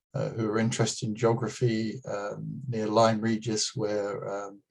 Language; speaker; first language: English; native; English